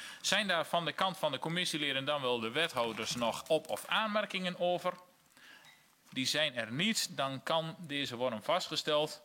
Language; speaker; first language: Dutch; native; Dutch